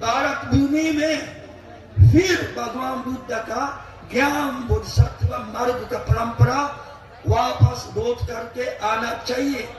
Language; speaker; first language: Hindi; non-native, learner; Japanese